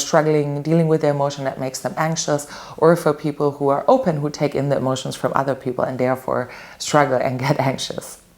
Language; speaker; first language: English; non-native, fluent; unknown